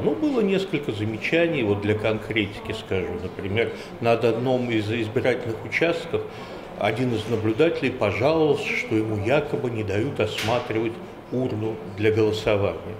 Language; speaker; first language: Russian; native; Russian